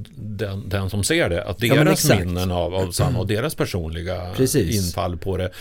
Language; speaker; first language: Swedish; native; Swedish